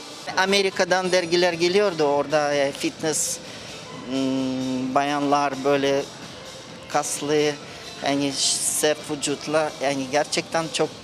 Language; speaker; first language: Turkish; non-native, fluent; Russian